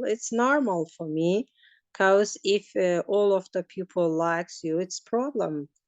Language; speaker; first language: English; non-native, learner; Azerbaijani